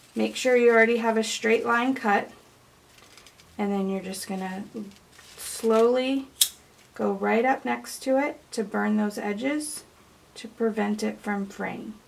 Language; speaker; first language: English; native; English